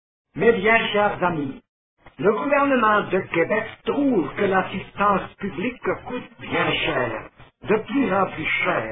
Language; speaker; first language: French; native; French